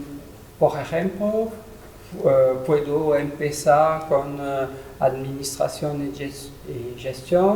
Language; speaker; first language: Spanish; non-native, learner; French